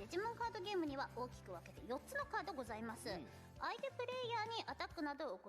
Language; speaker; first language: Japanese; native; Japanese